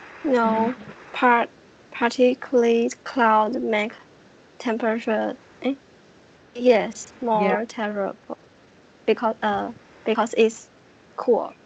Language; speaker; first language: English; non-native, learner; Chinese